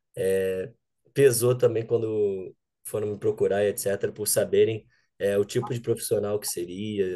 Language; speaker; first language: Portuguese; native; Portuguese